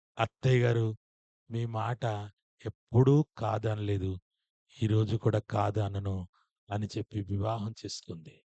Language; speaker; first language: Telugu; non-native, fluent; Odia